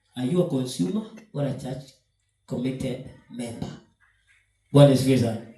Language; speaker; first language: English; non-native, local second language; Swahili